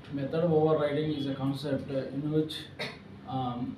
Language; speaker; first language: English; non-native, local second language; Telugu